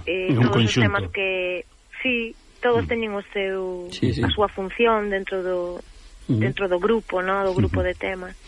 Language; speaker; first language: Galician; native; Galician